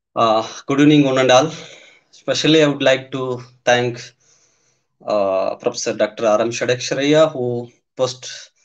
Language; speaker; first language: English; non-native, local second language; Kannada